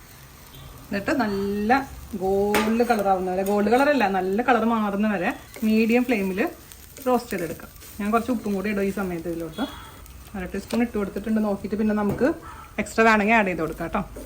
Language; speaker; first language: Malayalam; native; Malayalam